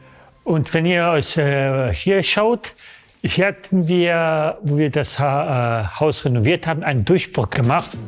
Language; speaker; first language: German; early bilingual, other home language; Polish